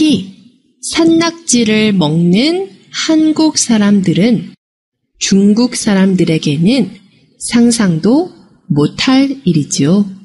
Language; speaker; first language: Korean; non-native, fluent; Chinese